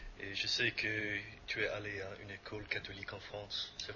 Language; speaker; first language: French; non-native, fluent; English